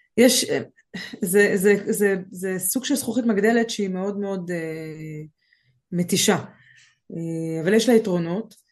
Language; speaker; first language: Hebrew; native; Hebrew